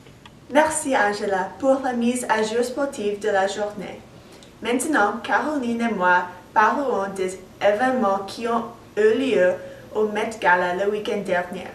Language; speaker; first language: French; non-native, learner; English